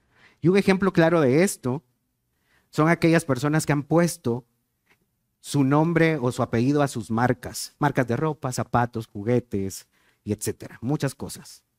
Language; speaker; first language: Spanish; native; Spanish